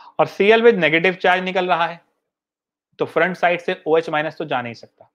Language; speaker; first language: Hindi; native; Hindi